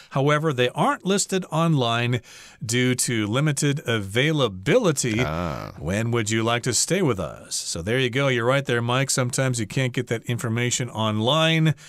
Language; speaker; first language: English; native; English